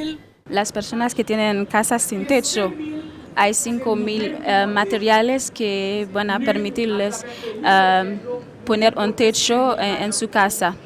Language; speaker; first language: Spanish; non-native, fluent; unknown